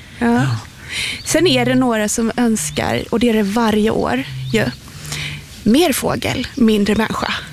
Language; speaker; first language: Swedish; native; Swedish